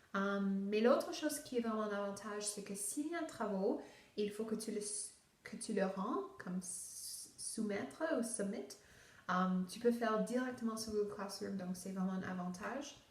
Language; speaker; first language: French; non-native, local second language; English